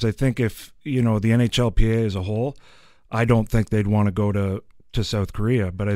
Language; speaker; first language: English; native; English